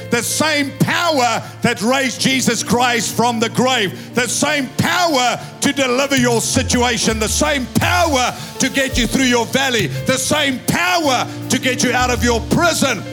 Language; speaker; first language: English; non-native, local second language; Afrikaans